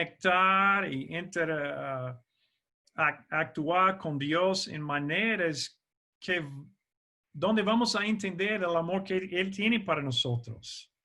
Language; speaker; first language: Spanish; non-native, fluent; English